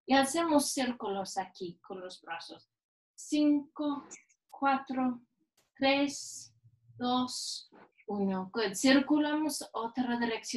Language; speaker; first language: Spanish; non-native, learner; English